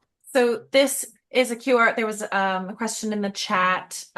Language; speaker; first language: English; native; English